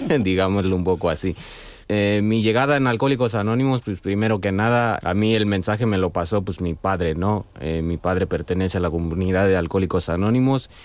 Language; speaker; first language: Spanish; early bilingual, heritage; Spanish